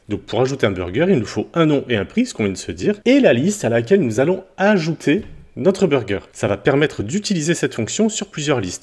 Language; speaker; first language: French; native; French